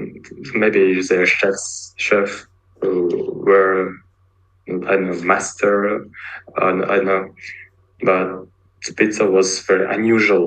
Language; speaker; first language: English; non-native, learner; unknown